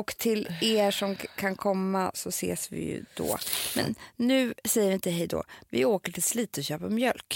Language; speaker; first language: Swedish; native; Swedish